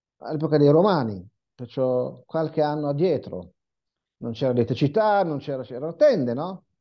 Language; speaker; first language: Italian; non-native, fluent; Hebrew